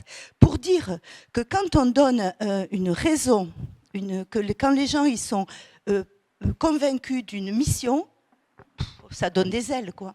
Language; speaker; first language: French; native; French